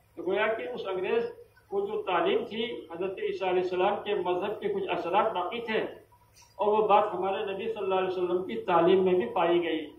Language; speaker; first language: Urdu; native; Urdu